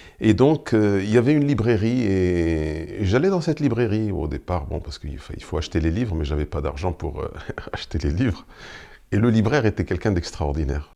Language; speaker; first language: French; non-native, local second language; Arabic